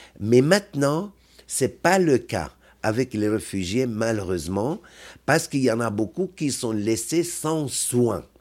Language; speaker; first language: French; non-native, fluent; Arabic